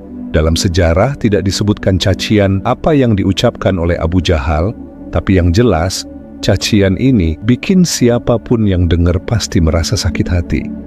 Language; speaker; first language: Indonesian; native; Indonesian